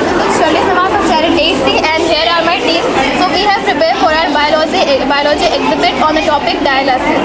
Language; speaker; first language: English; non-native, learner; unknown